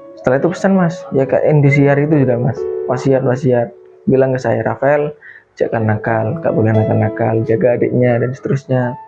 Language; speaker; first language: Indonesian; non-native, local second language; Madurese